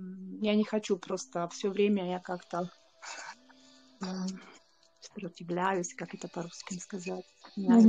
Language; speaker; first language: Russian; non-native, fluent; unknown